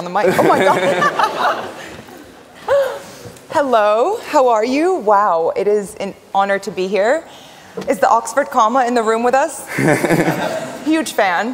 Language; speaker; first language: English; early bilingual, other home language; Arabic